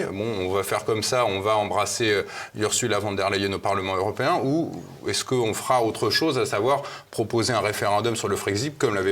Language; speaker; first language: French; native; French